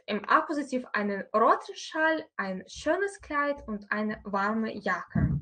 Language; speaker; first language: German; non-native, fluent; Russian